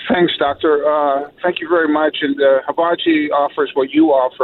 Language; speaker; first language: English; native; English